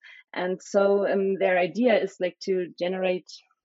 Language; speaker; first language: English; non-native, fluent; German